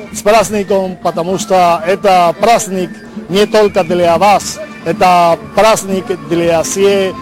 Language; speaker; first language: Russian; non-native, learner; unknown